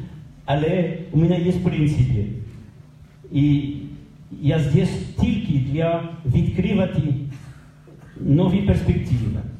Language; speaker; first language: Ukrainian; non-native, learner; French